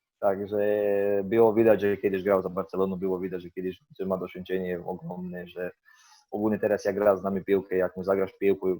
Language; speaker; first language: Polish; non-native, fluent; Croatian